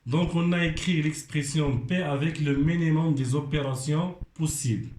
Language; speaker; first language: French; non-native, local second language; Arabic